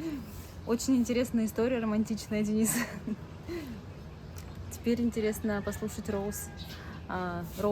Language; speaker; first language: Russian; native; Russian